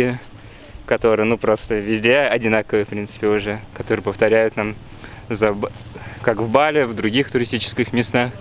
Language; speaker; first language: Russian; native; Russian